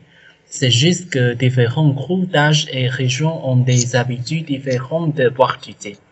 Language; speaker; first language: French; non-native, learner; Chinese